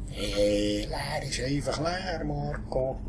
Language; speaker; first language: German; native; German